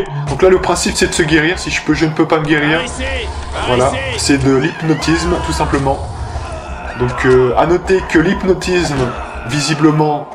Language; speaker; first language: French; native; French